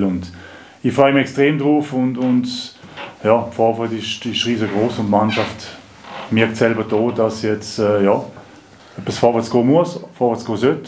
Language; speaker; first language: German; native; German